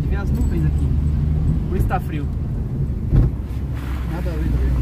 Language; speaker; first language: Portuguese; native; Portuguese